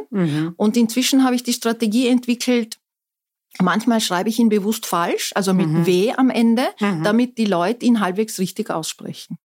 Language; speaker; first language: German; non-native, fluent; Turkish